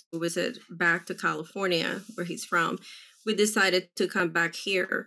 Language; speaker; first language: English; early bilingual, other home language; Spanish